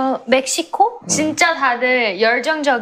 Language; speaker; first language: Korean; non-native, fluent; Chinese